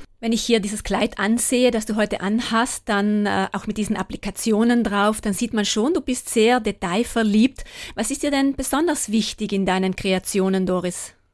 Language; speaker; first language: German; native; German